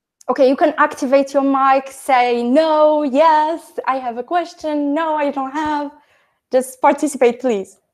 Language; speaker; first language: English; non-native, fluent; Arabic